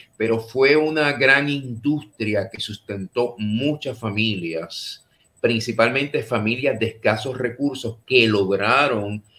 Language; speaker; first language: Spanish; native; Spanish